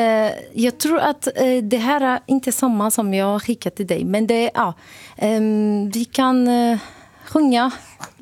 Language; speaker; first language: Swedish; non-native, learner; Arabic